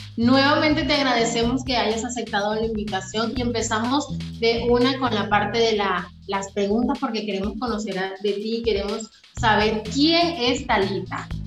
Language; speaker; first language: Spanish; native; Spanish